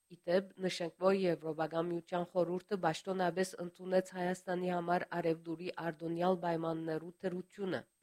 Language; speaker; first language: Armenian; early bilingual, heritage; Armenian